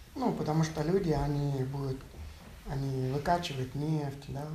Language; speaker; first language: Czech; non-native, learner; Russian